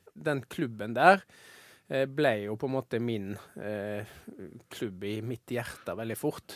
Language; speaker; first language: Norwegian; native; Norwegian